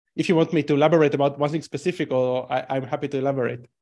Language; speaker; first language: English; non-native, fluent; Hebrew